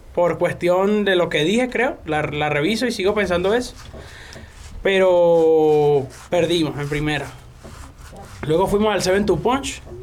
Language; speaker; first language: Spanish; native; Spanish